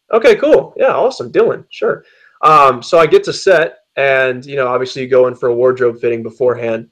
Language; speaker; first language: English; native; English